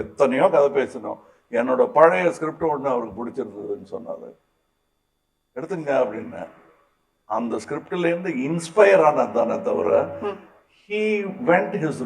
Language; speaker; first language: Tamil; native; Tamil